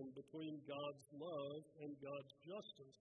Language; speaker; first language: English; native; English